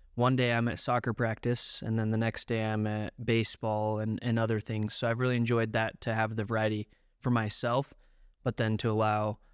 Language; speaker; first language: English; native; English